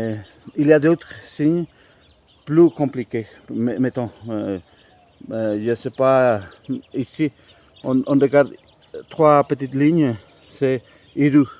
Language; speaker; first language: French; non-native, fluent; Spanish